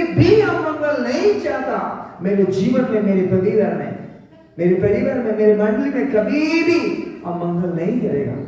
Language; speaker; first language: Hindi; non-native, local second language; Bangla